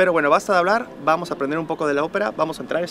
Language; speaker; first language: Spanish; native; Spanish